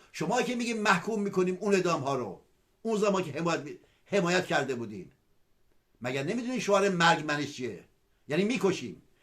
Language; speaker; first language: Persian; non-native, local second language; Azerbaijani